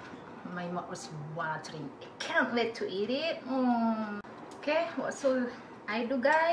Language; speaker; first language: English; non-native, learner; Indonesian